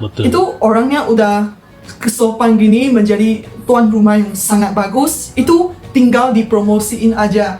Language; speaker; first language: Indonesian; non-native, fluent; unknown